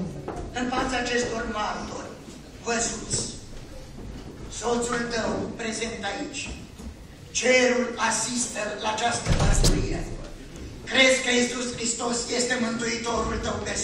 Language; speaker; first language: Romanian; native; Romanian